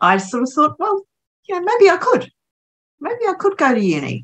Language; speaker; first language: English; native; English